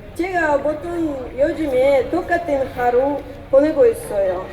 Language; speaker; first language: Korean; non-native, learner; Russian